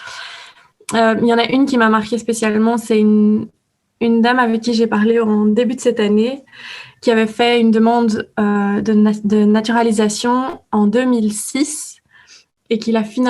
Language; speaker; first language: French; native; French